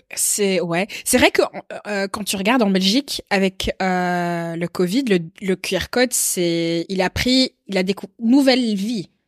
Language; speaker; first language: French; native; French